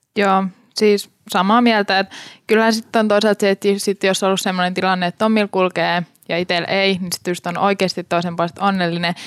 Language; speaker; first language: Finnish; native; Finnish